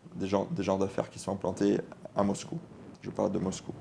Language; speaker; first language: French; non-native, fluent; Russian